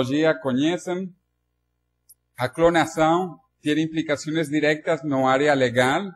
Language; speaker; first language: Spanish; non-native, learner; Portuguese